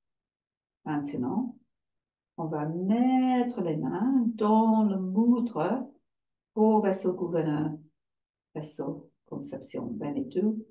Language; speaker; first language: French; non-native, fluent; English